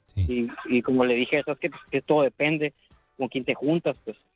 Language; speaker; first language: Spanish; native; Spanish